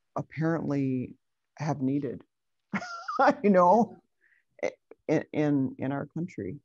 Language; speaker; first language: English; native; English